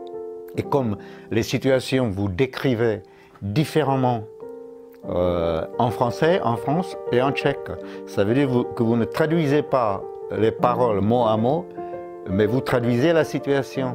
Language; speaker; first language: French; non-native, fluent; Czech